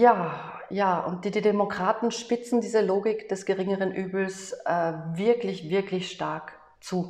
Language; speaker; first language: German; native; German